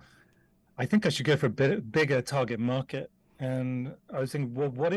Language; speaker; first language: English; native; English